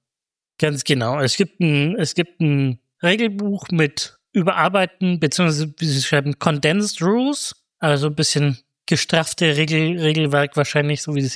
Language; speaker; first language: German; native; German